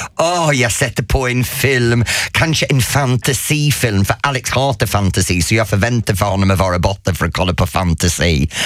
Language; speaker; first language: Swedish; non-native, fluent; English